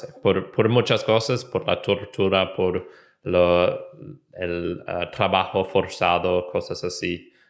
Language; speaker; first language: Spanish; non-native, learner; English